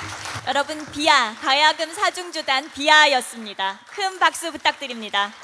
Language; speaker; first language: Korean; native; Korean